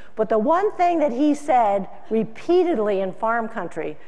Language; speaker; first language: English; native; English